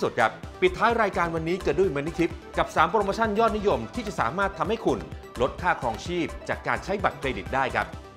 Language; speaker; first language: Thai; native; Thai